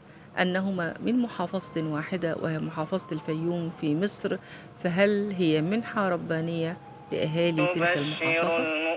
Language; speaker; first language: Arabic; native; Arabic